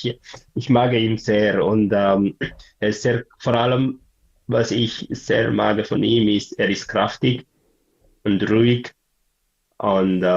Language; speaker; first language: German; non-native, learner; Tigrinya